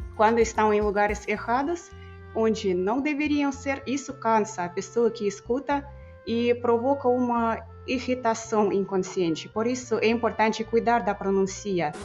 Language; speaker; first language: Portuguese; non-native, fluent; Russian